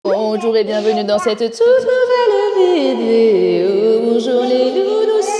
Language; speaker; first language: French; native; French